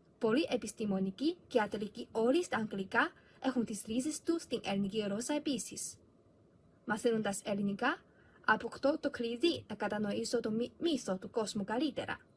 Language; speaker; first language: Greek; non-native, fluent; Chinese